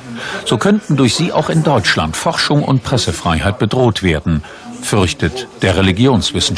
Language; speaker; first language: German; native; German